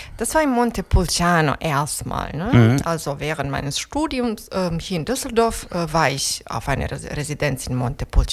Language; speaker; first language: German; non-native, fluent; Serbian